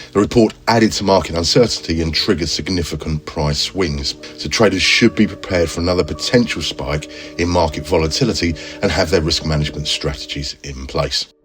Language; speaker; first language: English; native; English